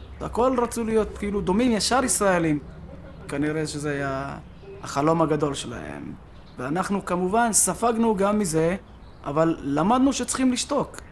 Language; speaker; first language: Hebrew; native; Hebrew